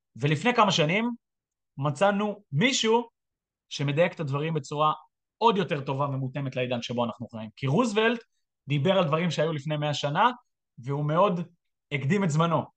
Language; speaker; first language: Hebrew; native; Hebrew